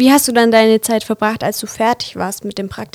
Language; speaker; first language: German; native; German